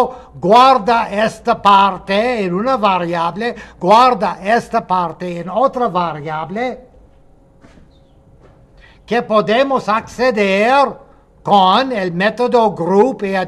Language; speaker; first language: Spanish; non-native, fluent; English